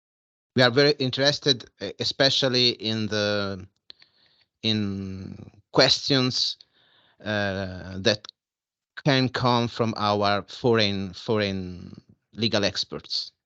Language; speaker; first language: English; non-native, fluent; Italian